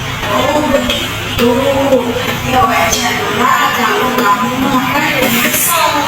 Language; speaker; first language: Indonesian; native; Indonesian